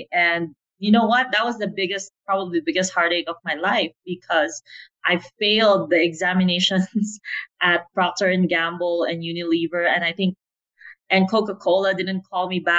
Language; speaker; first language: English; non-native, local second language; Filipino